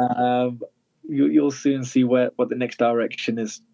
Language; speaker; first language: English; native; English